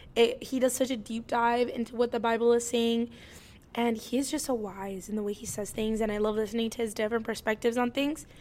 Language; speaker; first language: English; native; English